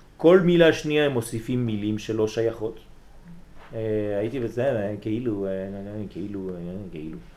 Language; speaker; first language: Hebrew; early bilingual, heritage; Hebrew